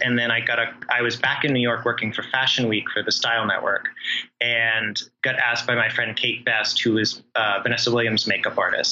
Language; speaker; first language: English; native; English